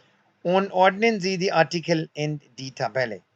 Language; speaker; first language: German; non-native, learner; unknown